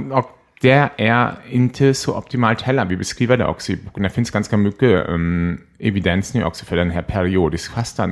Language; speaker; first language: Swedish; non-native, fluent; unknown